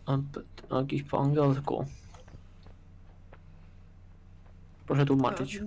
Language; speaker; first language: Polish; native; Polish